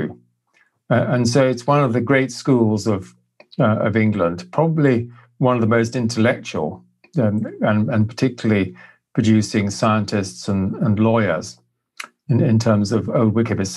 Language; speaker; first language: English; native; English